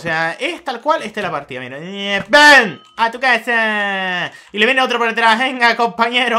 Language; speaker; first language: Spanish; native; Spanish